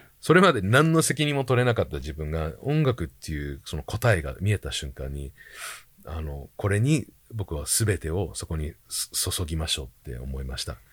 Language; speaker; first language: Japanese; early bilingual, heritage; Japanese